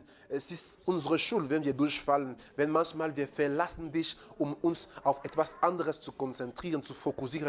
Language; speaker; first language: German; non-native, fluent; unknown